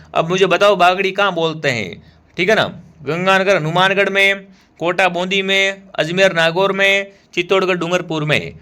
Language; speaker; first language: Hindi; native; Hindi